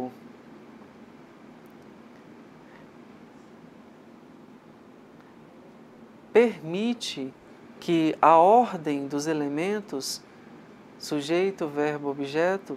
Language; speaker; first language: Portuguese; native; Portuguese